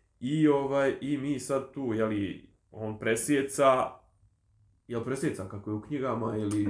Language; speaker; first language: Serbian; native; Serbian